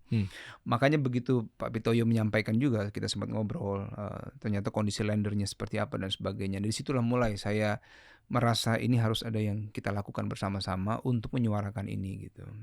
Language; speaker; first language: Indonesian; native; Indonesian